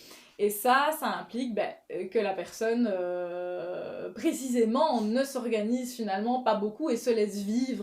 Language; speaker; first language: French; native; French